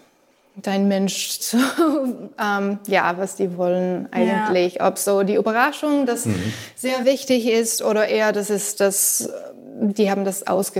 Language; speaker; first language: German; non-native, learner; English